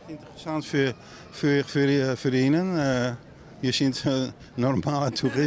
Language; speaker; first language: German; non-native, learner; Dutch